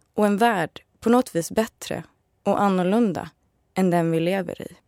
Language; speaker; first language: Swedish; native; Swedish